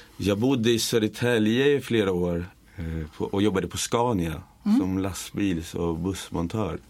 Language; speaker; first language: Swedish; native; Swedish